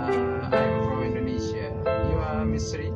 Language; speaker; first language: English; non-native, learner; Indonesian